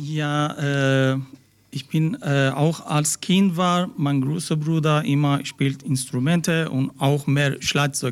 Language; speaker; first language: German; non-native, learner; Persian